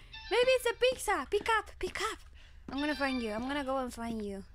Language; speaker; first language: English; non-native, fluent; Spanish